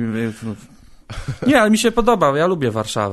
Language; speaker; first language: Polish; native; Polish